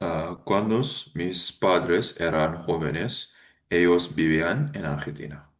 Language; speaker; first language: Spanish; non-native, learner; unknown